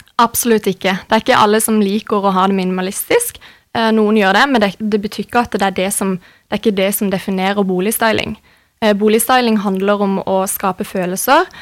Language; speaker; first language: Norwegian; native; Norwegian